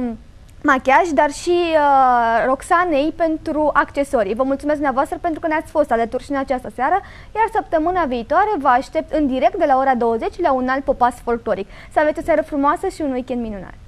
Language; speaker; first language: Romanian; native; Romanian